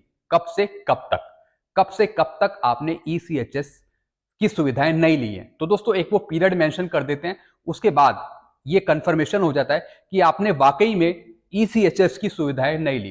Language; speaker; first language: Hindi; native; Hindi